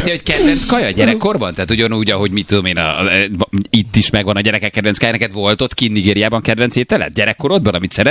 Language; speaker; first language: Hungarian; native; Hungarian